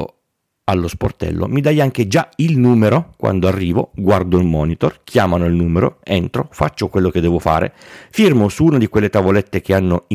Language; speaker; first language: Italian; native; Italian